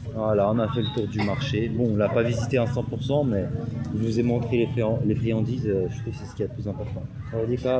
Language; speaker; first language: French; native; French